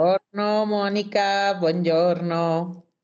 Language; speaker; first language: Italian; non-native, learner; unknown